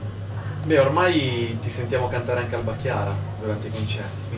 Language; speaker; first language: Italian; native; Italian